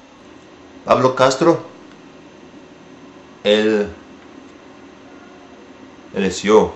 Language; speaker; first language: Spanish; non-native, learner; English